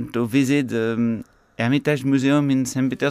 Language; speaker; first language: English; non-native, learner; French